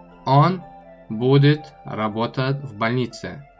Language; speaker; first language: Russian; non-native, local second language; Tajik